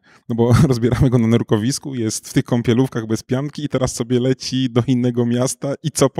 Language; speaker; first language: Polish; native; Polish